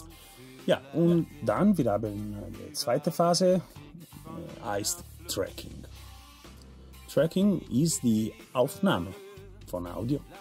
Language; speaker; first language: German; non-native, learner; Italian